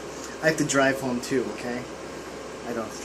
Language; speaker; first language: English; native; English